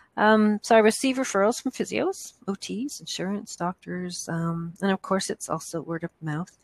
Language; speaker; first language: English; native; English